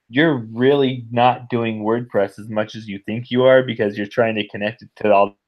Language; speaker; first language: English; native; English